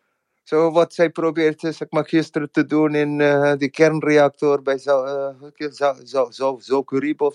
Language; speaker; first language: Dutch; non-native, fluent; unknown